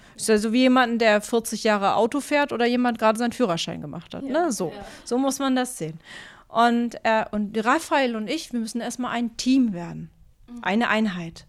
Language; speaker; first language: German; native; German